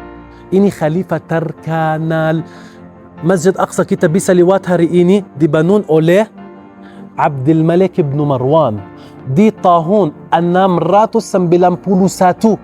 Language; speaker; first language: Indonesian; non-native, learner; Arabic